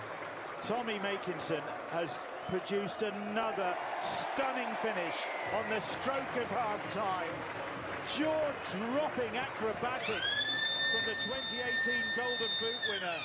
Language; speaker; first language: English; native; English